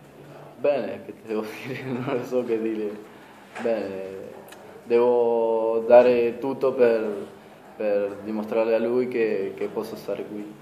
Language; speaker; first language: Italian; non-native, fluent; Spanish